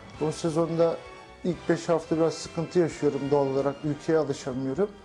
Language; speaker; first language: Turkish; early bilingual, heritage; Turkish